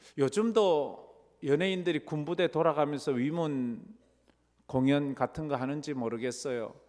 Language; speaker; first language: Korean; native; Korean